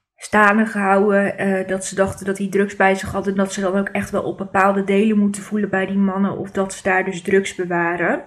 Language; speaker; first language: Dutch; native; Dutch